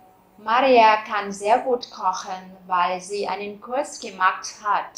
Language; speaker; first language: German; non-native, fluent; Vietnamese